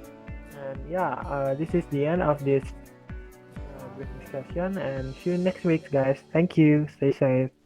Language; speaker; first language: English; non-native, learner; Indonesian